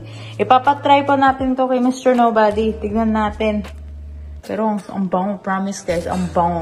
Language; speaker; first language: Filipino; early bilingual, other home language; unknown